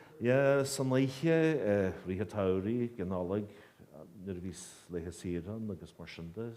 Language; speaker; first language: Irish; native; Irish